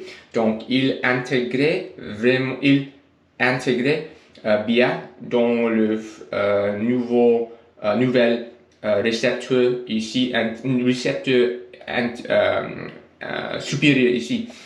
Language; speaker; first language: French; non-native, learner; English